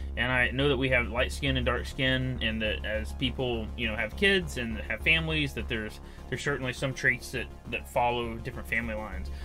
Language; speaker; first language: English; native; English